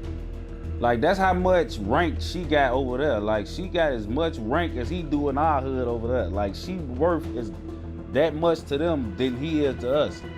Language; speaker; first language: English; native; English